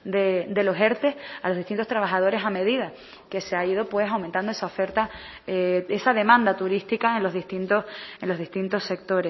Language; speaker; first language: Spanish; native; Spanish